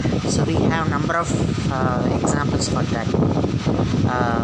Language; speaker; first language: English; non-native, local second language; Tamil